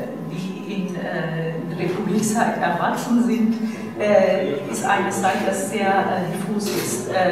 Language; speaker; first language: German; non-native, fluent; Turkish